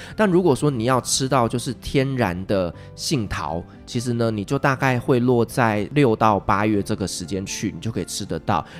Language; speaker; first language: Chinese; native; Chinese